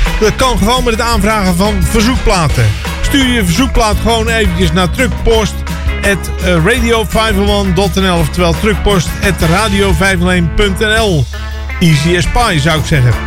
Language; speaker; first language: Dutch; native; Dutch